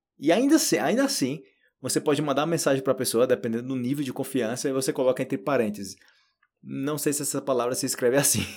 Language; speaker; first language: Portuguese; native; Portuguese